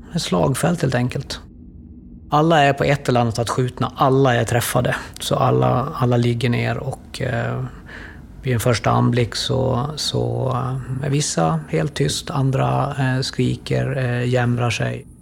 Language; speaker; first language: Swedish; native; Swedish